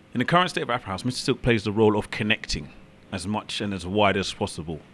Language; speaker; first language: English; native; English